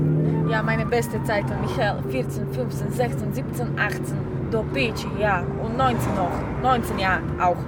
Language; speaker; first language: German; non-native, learner; Slovak